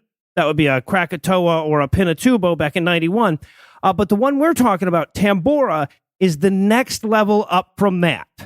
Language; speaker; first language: English; native; English